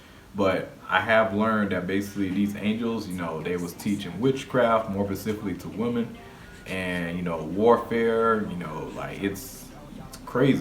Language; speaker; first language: English; native; English